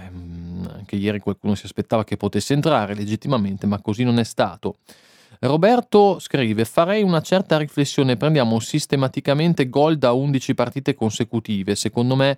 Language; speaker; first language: Italian; native; Italian